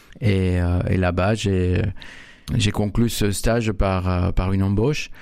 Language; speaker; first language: French; non-native, fluent; Spanish